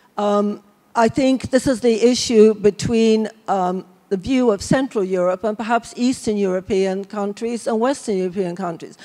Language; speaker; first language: English; native; English